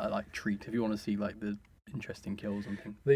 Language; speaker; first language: English; native; English